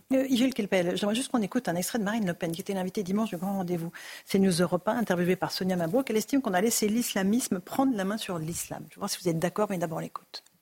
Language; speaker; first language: French; native; French